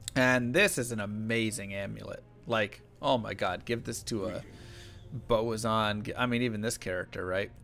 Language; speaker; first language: English; native; English